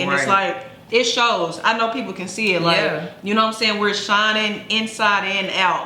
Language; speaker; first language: English; native; English